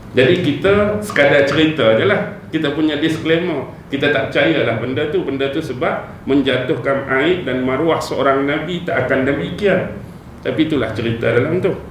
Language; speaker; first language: Malay; native; Malay